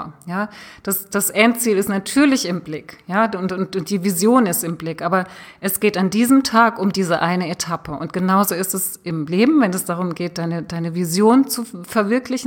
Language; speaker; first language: German; native; German